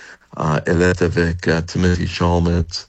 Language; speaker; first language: French; non-native, learner; English